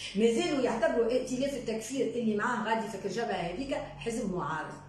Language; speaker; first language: French; non-native, local second language; Arabic